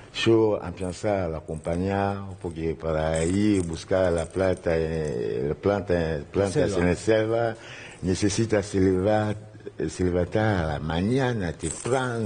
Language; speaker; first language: Spanish; non-native, learner; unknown